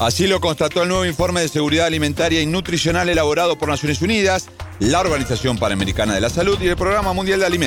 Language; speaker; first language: Spanish; native; Spanish